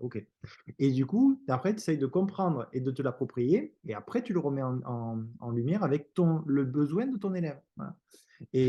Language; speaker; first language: French; native; French